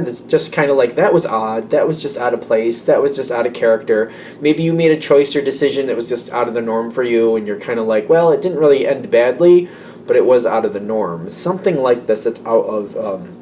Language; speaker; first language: English; native; English